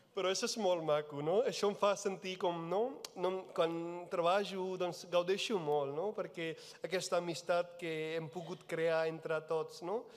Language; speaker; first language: Catalan; non-native, fluent; Punjabi